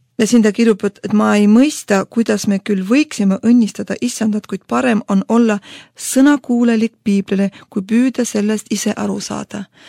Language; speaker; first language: Estonian; non-native, local second language; Russian